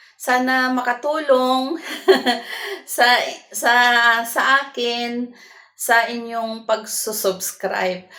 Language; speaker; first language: Filipino; non-native, local second language; Cebuano